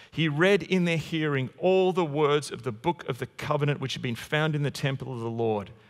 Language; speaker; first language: English; native; English